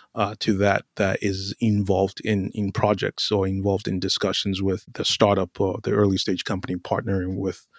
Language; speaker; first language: English; non-native, local second language; Yoruba